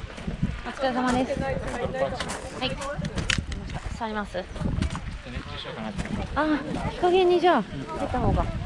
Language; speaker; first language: Japanese; native; Japanese